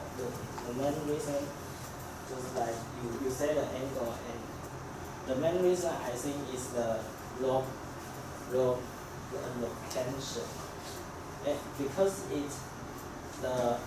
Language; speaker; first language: English; non-native, learner; Chinese